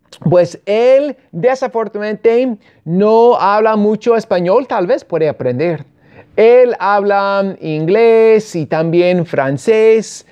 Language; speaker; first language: Spanish; non-native, fluent; English